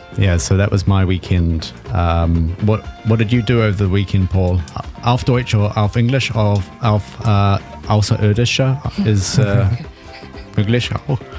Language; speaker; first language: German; non-native, learner; English